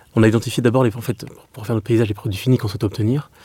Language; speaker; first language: French; native; French